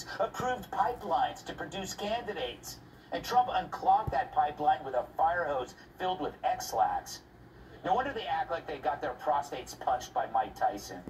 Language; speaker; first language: English; native; English